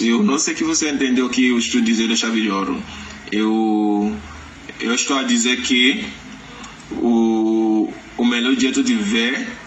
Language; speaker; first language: Portuguese; non-native, learner; Yoruba